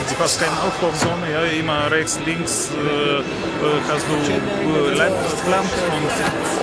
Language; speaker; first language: German; non-native, learner; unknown